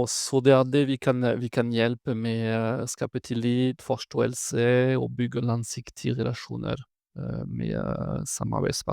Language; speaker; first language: Norwegian; non-native, fluent; French